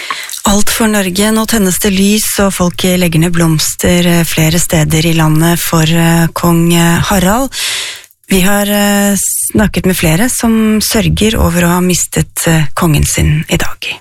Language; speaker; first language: Norwegian; native; Norwegian